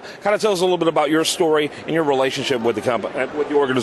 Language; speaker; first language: English; native; English